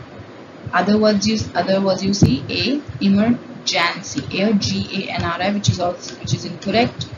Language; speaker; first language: English; non-native, local second language; Hindi